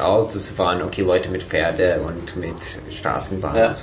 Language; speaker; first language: German; non-native, fluent; English